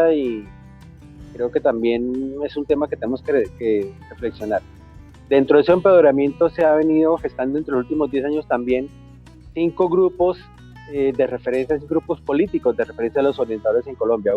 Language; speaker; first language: Spanish; native; Spanish